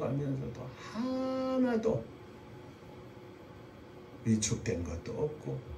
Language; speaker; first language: Korean; native; Korean